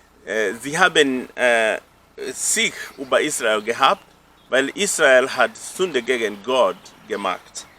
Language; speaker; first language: German; non-native, fluent; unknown